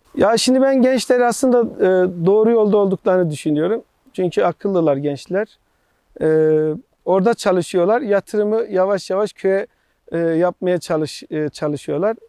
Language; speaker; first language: Turkish; native; Turkish